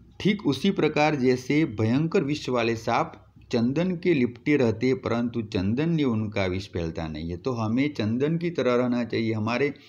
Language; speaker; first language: Hindi; non-native, local second language; Gujarati